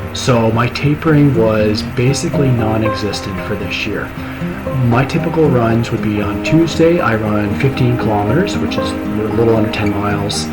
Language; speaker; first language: English; native; English